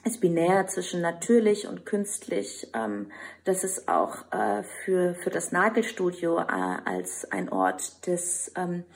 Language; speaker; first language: German; non-native, fluent; Albanian